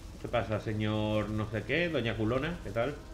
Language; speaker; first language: Spanish; native; Spanish